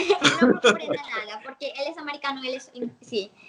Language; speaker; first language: Spanish; non-native, learner; English